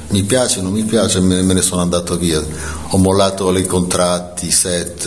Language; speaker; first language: Italian; native; Italian